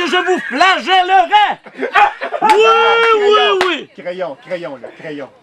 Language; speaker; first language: French; native; French